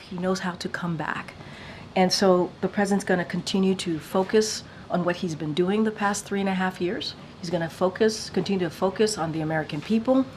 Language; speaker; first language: English; native; English